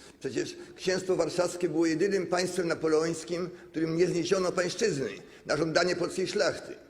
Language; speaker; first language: Polish; native; Polish